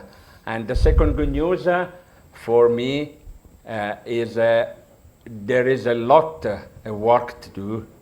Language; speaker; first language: English; non-native, learner; Italian